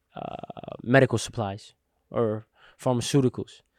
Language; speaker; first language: English; native; English